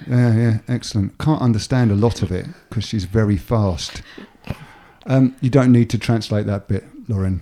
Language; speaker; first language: English; native; English